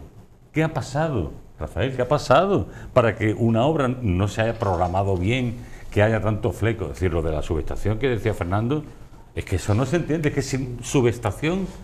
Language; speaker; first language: Spanish; native; Spanish